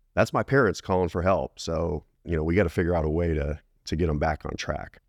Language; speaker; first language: English; native; English